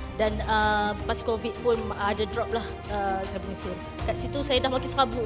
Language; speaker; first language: Malay; native; Malay